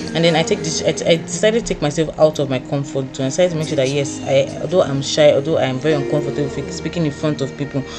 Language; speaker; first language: English; non-native, local second language; Yoruba